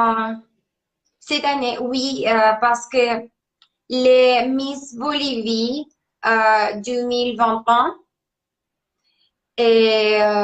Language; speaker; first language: French; non-native, learner; Spanish